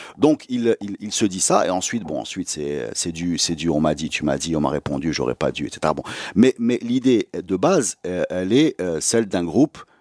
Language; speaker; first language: French; non-native, local second language; Arabic